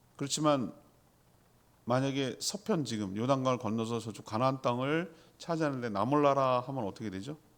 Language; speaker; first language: Korean; native; Korean